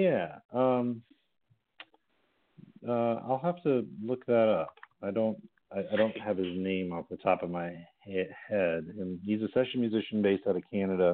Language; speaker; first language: English; native; English